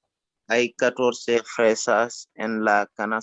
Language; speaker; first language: Spanish; non-native, learner; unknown